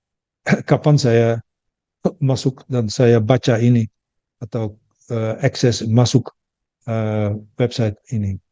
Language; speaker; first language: Indonesian; early bilingual, heritage; Dutch